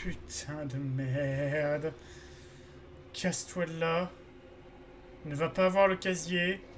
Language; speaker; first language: French; native; French